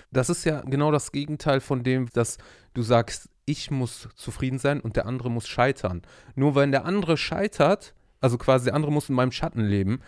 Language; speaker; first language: German; native; German